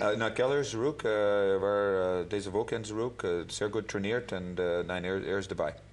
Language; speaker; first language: German; non-native, learner; English